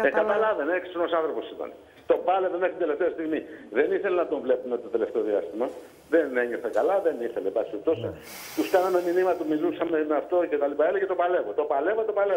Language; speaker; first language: Greek; native; Greek